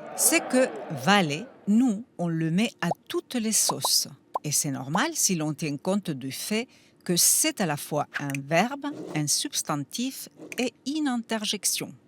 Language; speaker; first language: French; non-native, fluent; Spanish